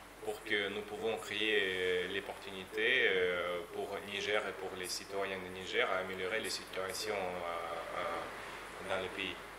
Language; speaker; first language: French; non-native, learner; Russian